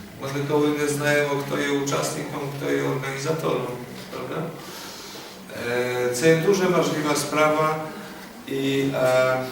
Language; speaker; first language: Polish; non-native, learner; Ukrainian